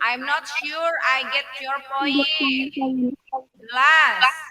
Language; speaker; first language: English; non-native, learner; Indonesian